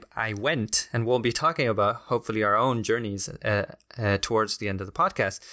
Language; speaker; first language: English; non-native, fluent; Spanish